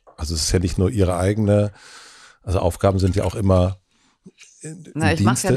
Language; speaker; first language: German; native; German